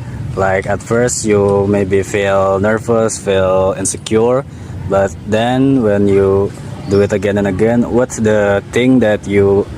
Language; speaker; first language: English; non-native, learner; Indonesian